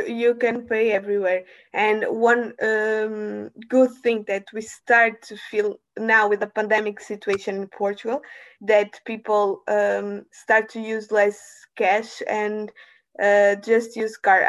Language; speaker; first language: English; non-native, learner; Portuguese